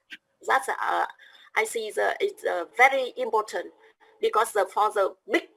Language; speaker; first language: English; non-native, learner; Vietnamese